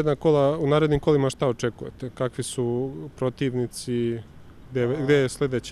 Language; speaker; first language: Croatian; native; Croatian